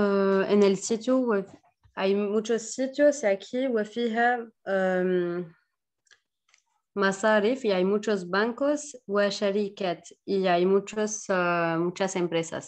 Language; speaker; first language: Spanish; non-native, learner; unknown